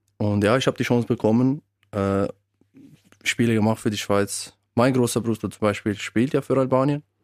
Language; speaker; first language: German; early bilingual, other home language; Albanian